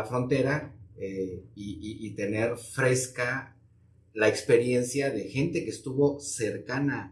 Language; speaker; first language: Spanish; native; Spanish